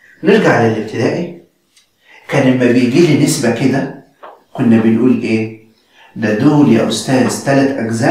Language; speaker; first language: Arabic; native; Arabic